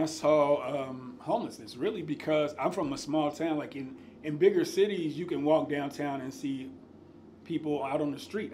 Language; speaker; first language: English; native; English